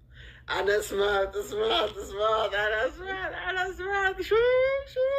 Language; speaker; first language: Arabic; non-native, learner; Amharic